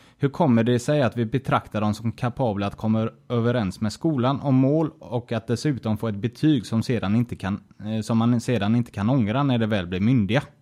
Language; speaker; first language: Swedish; native; Swedish